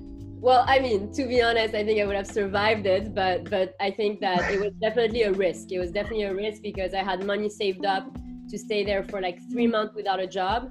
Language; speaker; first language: English; non-native, fluent; French